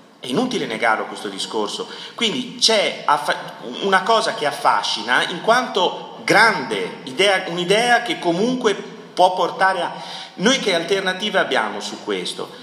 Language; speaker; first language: Italian; native; Italian